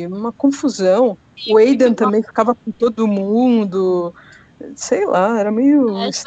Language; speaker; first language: Portuguese; native; Portuguese